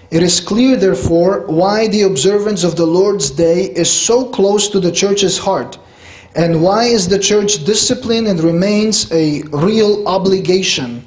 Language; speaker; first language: English; non-native, fluent; Polish